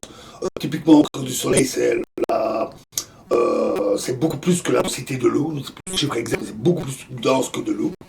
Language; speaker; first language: French; native; French